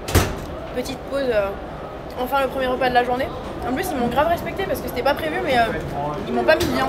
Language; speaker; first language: French; native; French